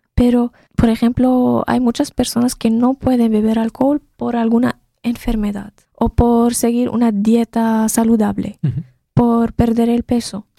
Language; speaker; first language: Spanish; non-native, fluent; Arabic